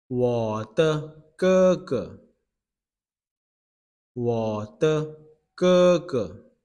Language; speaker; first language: Chinese; non-native, fluent; Lao